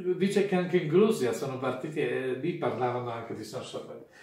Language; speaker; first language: Italian; non-native, fluent; Polish